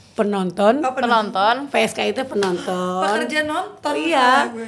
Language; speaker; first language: Indonesian; native; Indonesian